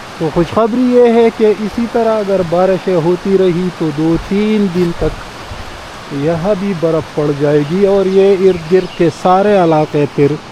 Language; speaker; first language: Urdu; non-native, local second language; Pashto